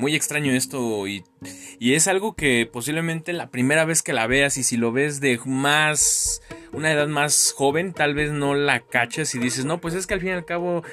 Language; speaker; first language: Spanish; native; Spanish